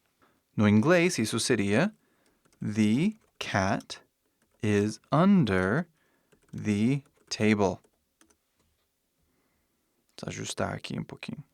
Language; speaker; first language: Portuguese; non-native, fluent; English